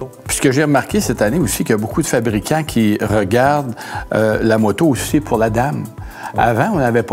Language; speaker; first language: French; native; French